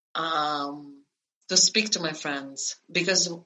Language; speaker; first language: English; non-native, fluent; Italian